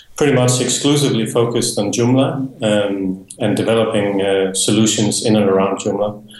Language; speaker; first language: English; non-native, fluent; Danish